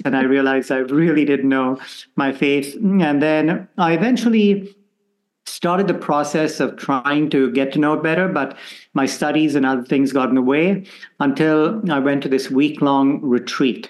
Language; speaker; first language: English; non-native, local second language; Konkani